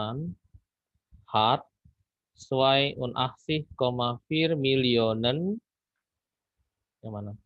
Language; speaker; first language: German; non-native, fluent; Indonesian